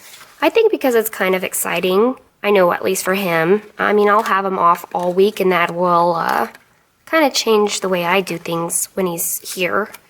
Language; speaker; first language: English; native; English